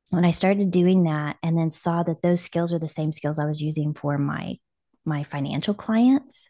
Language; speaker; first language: English; native; English